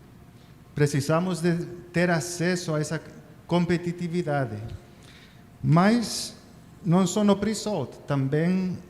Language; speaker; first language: Portuguese; non-native, fluent; Spanish